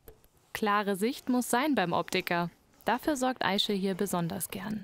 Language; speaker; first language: German; native; German